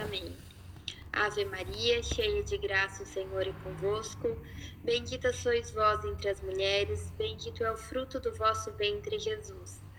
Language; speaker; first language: Portuguese; native; Portuguese